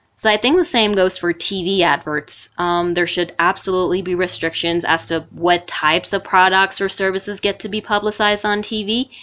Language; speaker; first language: English; non-native, fluent; Persian